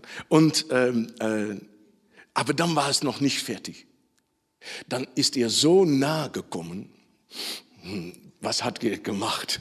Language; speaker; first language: German; non-native, fluent; Dutch